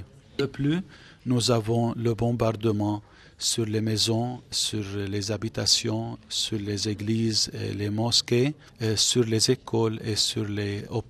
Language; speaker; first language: French; non-native, fluent; Arabic